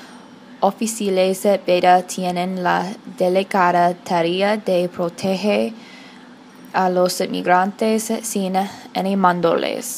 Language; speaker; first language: Spanish; non-native, learner; English